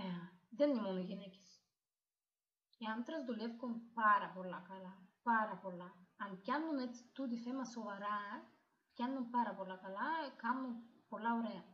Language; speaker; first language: Greek; non-native, learner; Russian